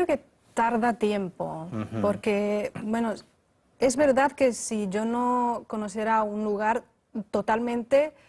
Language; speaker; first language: Spanish; non-native, fluent; Chinese